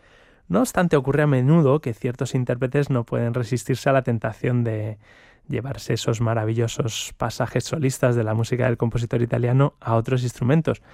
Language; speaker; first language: Spanish; native; Spanish